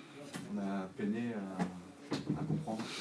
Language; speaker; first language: French; non-native, fluent; English